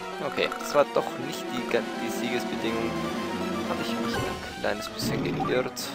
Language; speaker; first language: German; native; German